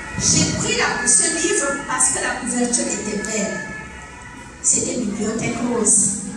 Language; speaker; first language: French; non-native, local second language; Fula